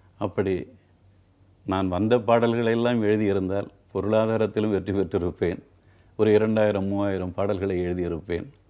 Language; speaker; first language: Tamil; native; Tamil